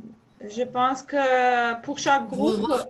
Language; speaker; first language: French; non-native, fluent; Armenian